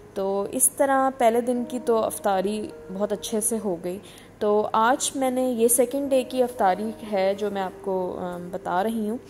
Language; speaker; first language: Urdu; native; Urdu